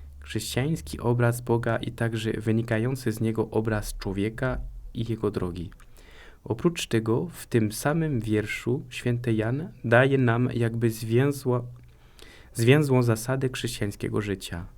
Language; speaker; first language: Polish; non-native, fluent; French